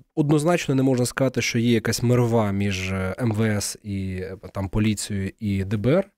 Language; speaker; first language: Ukrainian; native; Ukrainian